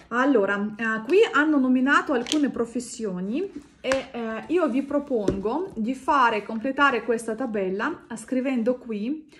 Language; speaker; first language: Italian; non-native, fluent; Russian